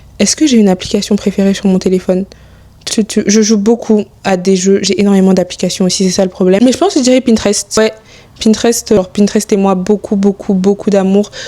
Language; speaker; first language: French; early bilingual, other home language; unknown